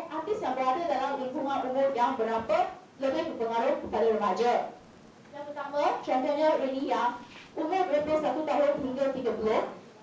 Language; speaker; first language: Malay; non-native, local second language; Chinese